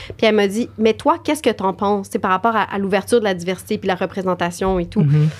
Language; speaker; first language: French; native; French